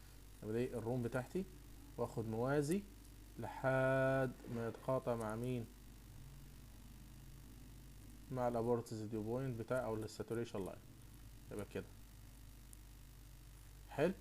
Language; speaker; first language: Arabic; native; Arabic